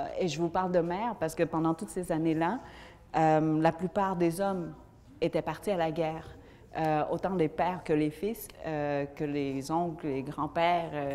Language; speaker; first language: French; early bilingual, other home language; Vietnamese